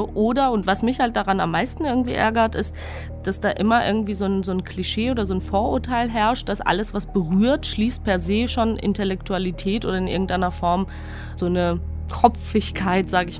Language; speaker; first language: German; non-native, fluent; Georgian